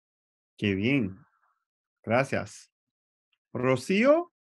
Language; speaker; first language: Spanish; non-native, fluent; French